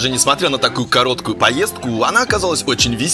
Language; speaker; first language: Russian; native; Russian